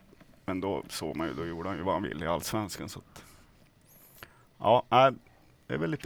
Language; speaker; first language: Swedish; native; Swedish